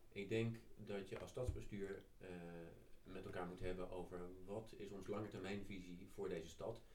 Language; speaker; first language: Dutch; native; Dutch